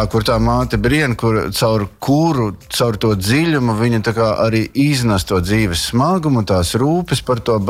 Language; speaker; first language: Latvian; native; Latvian